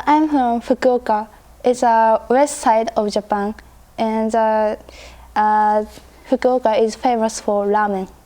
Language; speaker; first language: English; non-native, learner; Japanese